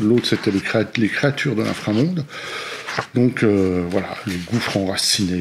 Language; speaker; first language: French; native; French